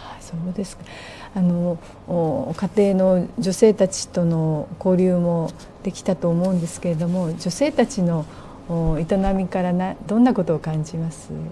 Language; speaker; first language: Japanese; native; Japanese